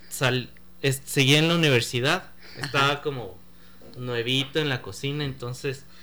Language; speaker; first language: Spanish; native; Spanish